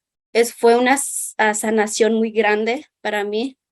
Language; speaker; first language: Spanish; non-native, local second language; Kʼicheʼ